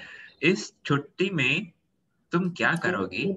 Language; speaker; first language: Hindi; non-native, fluent; Indonesian